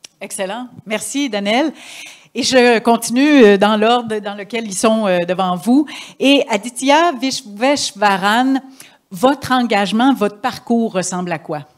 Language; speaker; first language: French; native; French